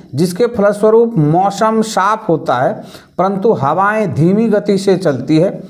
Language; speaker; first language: Hindi; native; Hindi